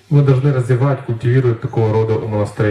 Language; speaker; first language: Russian; native; Russian